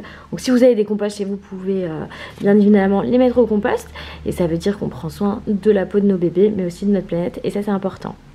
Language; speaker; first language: French; native; French